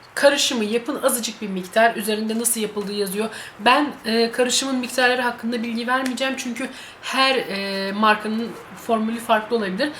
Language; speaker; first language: Turkish; native; Turkish